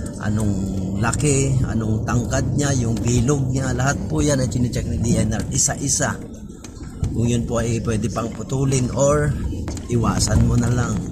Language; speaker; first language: Filipino; non-native, local second language; Iloko